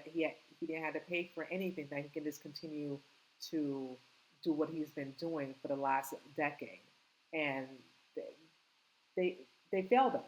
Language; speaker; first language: English; native; English